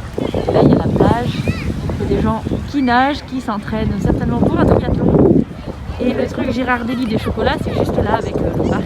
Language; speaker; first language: French; native; French